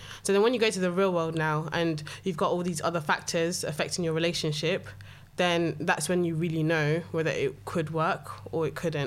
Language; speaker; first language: English; native; English